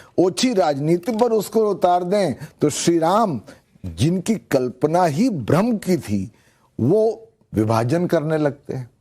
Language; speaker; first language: Hindi; native; Hindi